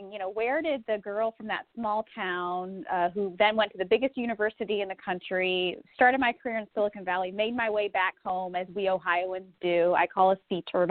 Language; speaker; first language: English; native; English